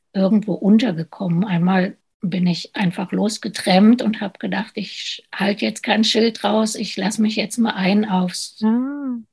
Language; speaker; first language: German; native; German